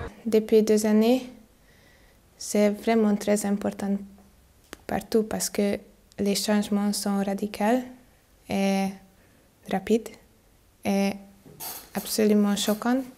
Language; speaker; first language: French; non-native, learner; Hungarian